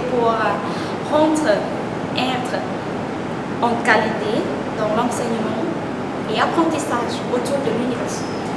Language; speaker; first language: French; non-native, fluent; Lao